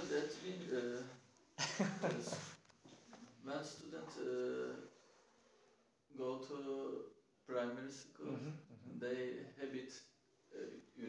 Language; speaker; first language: English; non-native, learner; Turkish